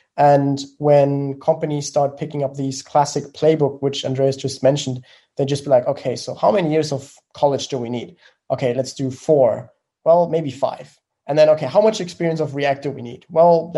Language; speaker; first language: English; non-native, fluent; German